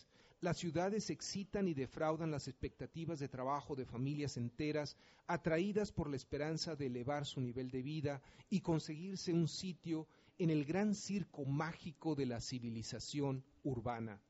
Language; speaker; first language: Spanish; native; Spanish